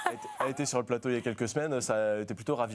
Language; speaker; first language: French; native; French